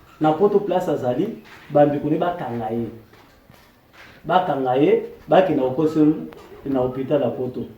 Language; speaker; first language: Lingala; native; Lingala